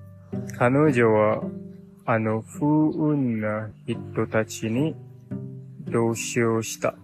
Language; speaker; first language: Japanese; non-native, learner; English